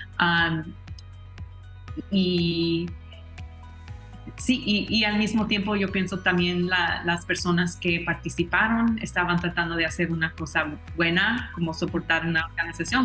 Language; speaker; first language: Spanish; early bilingual, heritage; Spanish